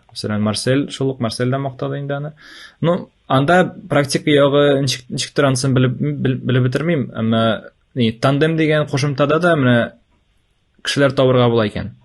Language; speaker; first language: Tatar; native; Tatar